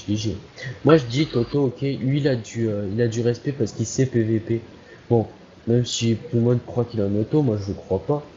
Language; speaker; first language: French; native; French